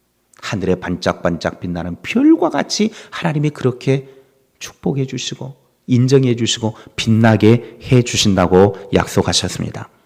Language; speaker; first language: Korean; native; Korean